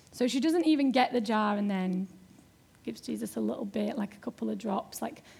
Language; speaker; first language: English; native; English